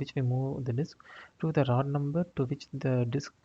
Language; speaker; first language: English; non-native, local second language; Tamil